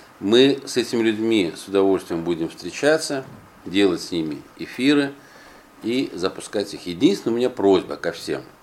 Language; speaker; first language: Russian; native; Russian